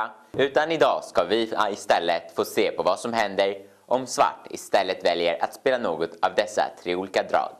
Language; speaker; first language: Swedish; native; Swedish